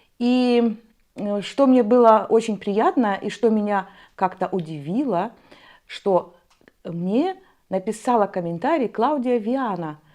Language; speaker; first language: Russian; native; Russian